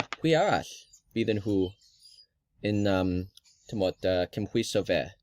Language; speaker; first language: Welsh; non-native, learner; English